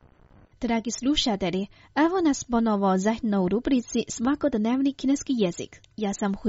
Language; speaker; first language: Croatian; non-native, fluent; Chinese